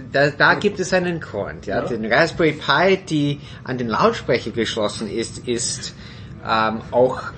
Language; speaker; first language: German; non-native, fluent; English